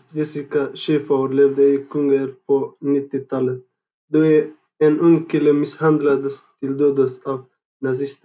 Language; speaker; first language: Swedish; non-native, learner; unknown